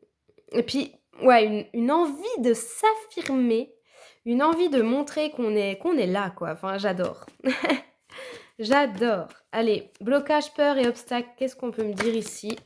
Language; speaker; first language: French; native; French